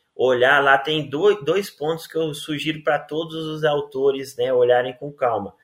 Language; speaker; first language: Portuguese; native; Portuguese